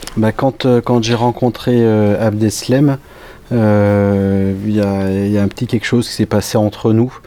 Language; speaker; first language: French; native; French